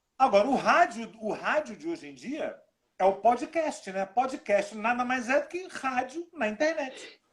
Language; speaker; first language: Portuguese; native; Portuguese